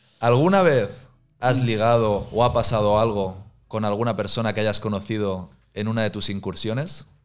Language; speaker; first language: Spanish; native; Spanish